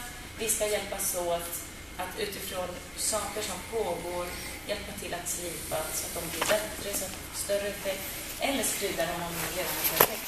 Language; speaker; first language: Swedish; native; Swedish